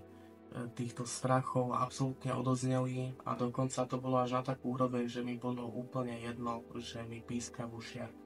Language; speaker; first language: Slovak; native; Slovak